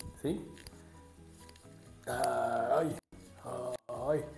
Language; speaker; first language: Spanish; non-native, learner; Japanese